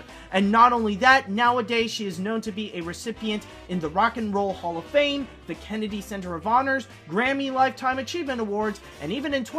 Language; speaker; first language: English; native; English